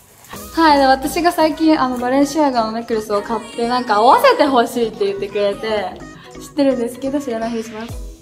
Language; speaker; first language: Japanese; native; Japanese